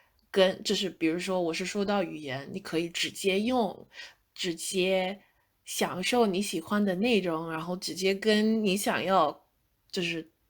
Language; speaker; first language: Chinese; non-native, fluent; English